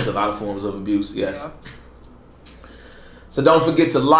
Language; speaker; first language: English; native; English